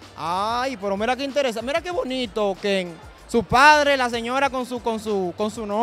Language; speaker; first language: Spanish; native; Spanish